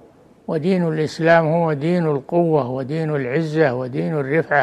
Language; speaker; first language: Arabic; native; Arabic